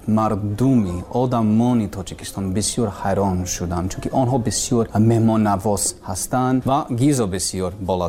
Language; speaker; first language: Persian; non-native, learner; English